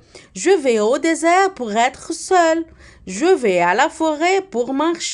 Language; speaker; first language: French; non-native, fluent; Arabic